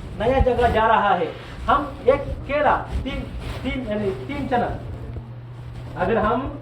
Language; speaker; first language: Hindi; non-native, local second language; Tamil